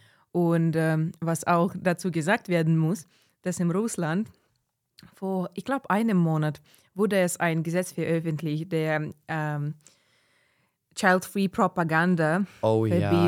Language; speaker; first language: German; non-native, fluent; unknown